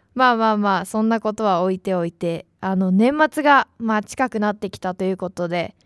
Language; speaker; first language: Japanese; native; Japanese